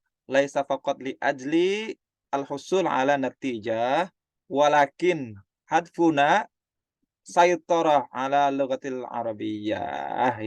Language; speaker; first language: Arabic; non-native, fluent; Indonesian